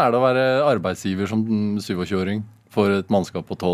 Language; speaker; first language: Norwegian; native; Norwegian